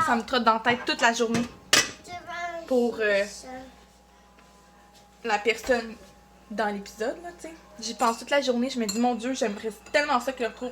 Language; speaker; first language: French; native; French